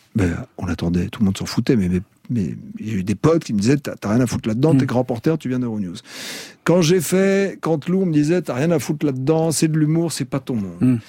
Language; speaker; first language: French; native; French